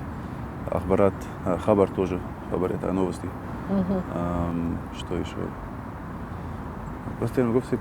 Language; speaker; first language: Russian; non-native, learner; Arabic